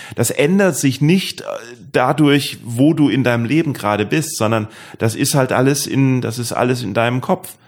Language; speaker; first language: German; native; German